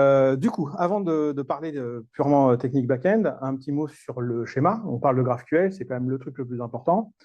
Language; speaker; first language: French; native; French